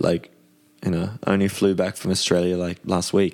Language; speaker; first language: English; native; English